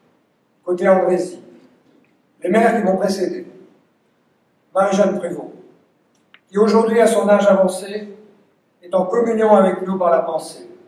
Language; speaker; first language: French; native; French